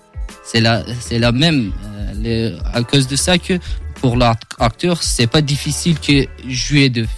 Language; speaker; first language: French; non-native, learner; Kurdish